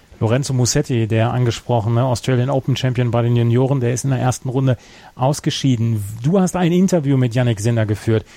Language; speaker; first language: German; native; German